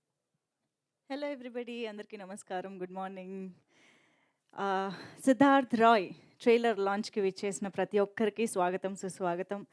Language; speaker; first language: Telugu; native; Telugu